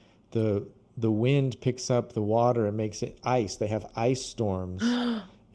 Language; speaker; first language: English; non-native, fluent; Portuguese